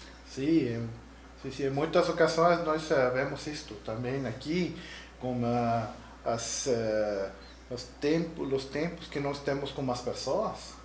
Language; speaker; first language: Portuguese; non-native, learner; Spanish